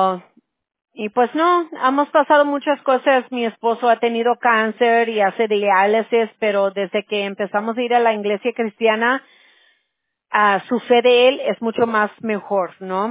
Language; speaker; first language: Spanish; early bilingual, heritage; Spanish